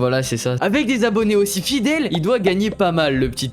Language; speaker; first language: French; native; French